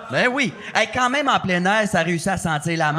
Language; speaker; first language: French; native; French